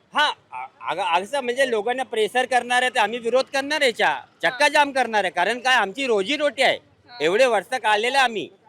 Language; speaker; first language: Marathi; non-native, local second language; Hindi